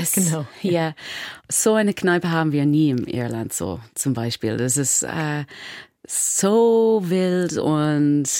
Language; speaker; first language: German; non-native, learner; English